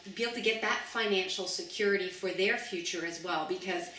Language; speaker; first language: English; native; English